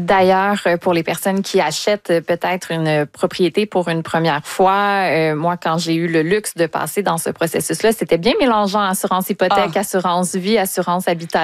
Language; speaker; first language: French; native; French